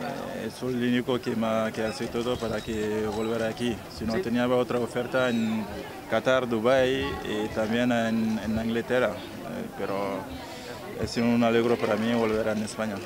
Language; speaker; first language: Spanish; non-native, fluent; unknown